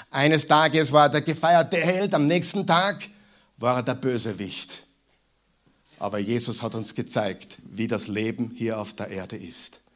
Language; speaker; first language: German; native; German